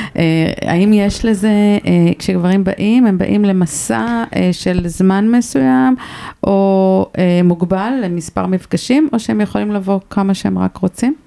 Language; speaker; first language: Hebrew; native; Hebrew